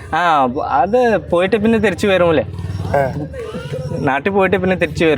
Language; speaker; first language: Malayalam; non-native, fluent; Bangla